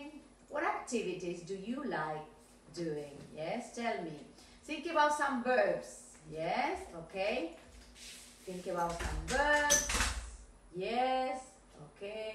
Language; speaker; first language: English; non-native, fluent; Spanish